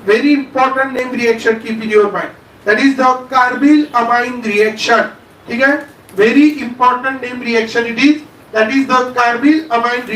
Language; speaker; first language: English; non-native, local second language; Marathi